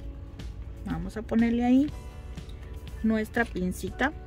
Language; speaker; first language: Spanish; native; Spanish